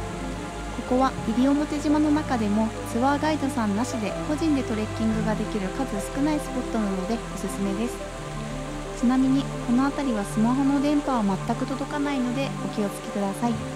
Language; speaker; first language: Japanese; native; Japanese